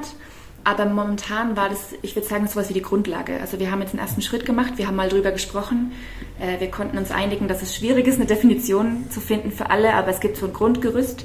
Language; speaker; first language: German; native; German